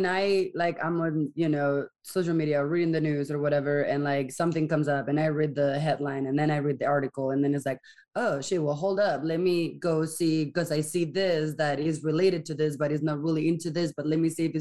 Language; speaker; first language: English; non-native, fluent; Spanish